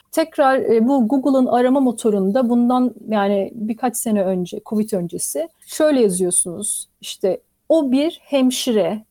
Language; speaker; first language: Turkish; native; Turkish